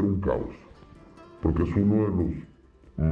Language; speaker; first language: Spanish; native; Spanish